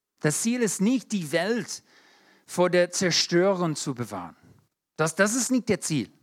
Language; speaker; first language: German; non-native, fluent; English